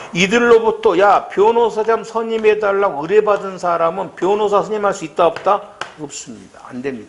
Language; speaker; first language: Korean; native; Korean